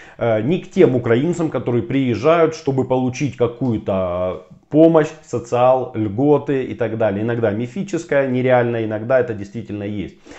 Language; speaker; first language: Russian; native; Russian